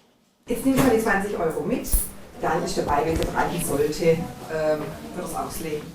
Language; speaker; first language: German; native; German